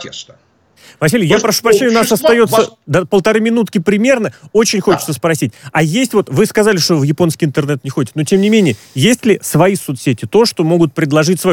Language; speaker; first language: Russian; native; Russian